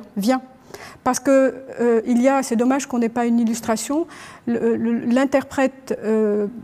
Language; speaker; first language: French; non-native, local second language; Arabic